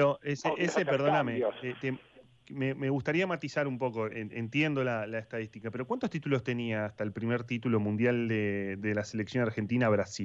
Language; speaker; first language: Spanish; native; Spanish